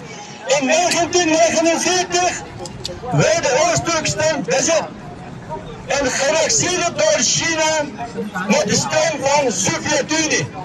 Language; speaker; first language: Dutch; non-native, fluent; Uyghur